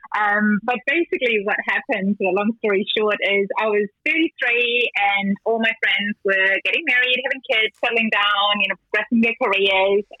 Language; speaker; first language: English; non-native, fluent; German